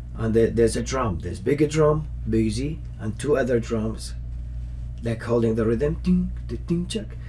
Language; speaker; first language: English; non-native, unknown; Arabic